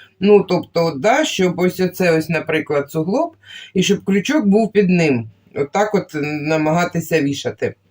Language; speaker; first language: Ukrainian; non-native, local second language; Russian